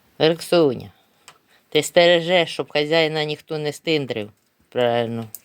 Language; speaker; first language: Ukrainian; native; Ukrainian